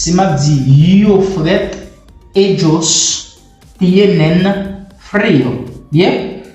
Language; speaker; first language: Spanish; non-native, learner; Haitian Creole